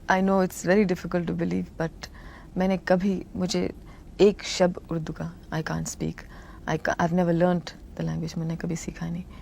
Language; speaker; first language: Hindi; non-native, local second language; Tamil